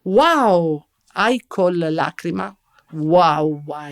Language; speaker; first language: English; non-native, learner; Italian